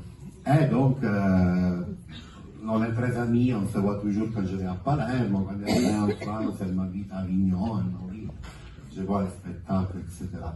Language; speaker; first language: French; non-native, fluent; Italian